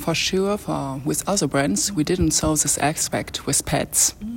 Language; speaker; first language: English; non-native, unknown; French